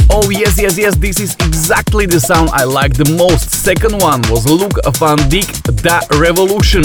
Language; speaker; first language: English; non-native, fluent; Slovak